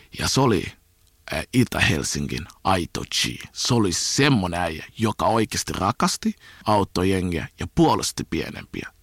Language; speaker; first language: Finnish; early bilingual, other home language; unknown